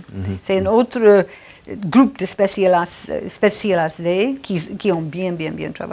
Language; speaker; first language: French; non-native, fluent; English